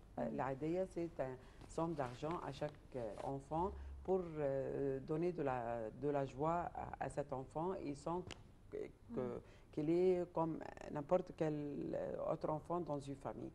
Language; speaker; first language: French; non-native, fluent; Arabic